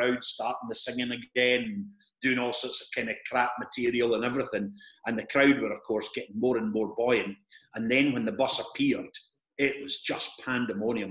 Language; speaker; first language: English; native; English